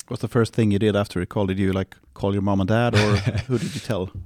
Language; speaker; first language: English; non-native, fluent; Swedish